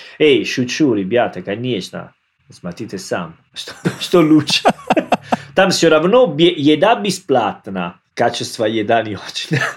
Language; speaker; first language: Russian; non-native, learner; Italian